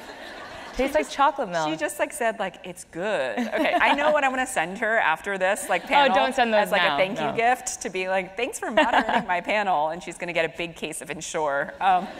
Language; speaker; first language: English; native; English